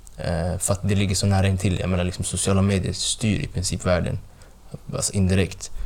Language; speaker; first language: Swedish; early bilingual, other home language; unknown